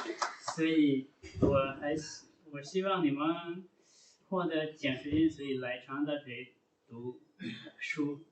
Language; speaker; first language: Chinese; non-native, fluent; Lao